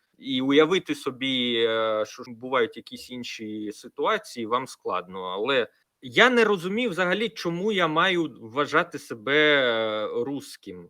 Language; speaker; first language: Ukrainian; non-native, local second language; Russian